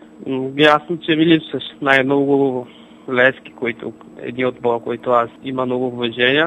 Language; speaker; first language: Bulgarian; non-native, learner; Portuguese